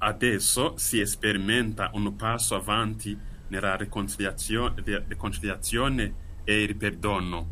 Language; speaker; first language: Italian; non-native, fluent; Kinyarwanda